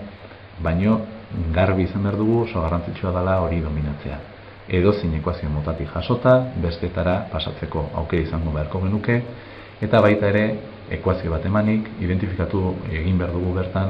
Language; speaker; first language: Basque; native; Basque